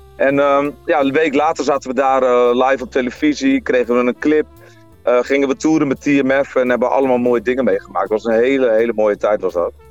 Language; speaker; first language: Dutch; native; Dutch